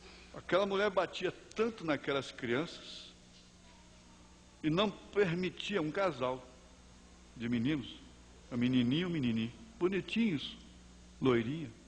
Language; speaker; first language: Portuguese; native; Portuguese